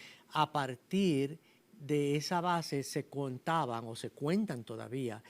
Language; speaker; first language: Spanish; native; Spanish